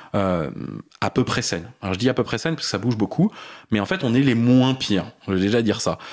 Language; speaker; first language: French; native; French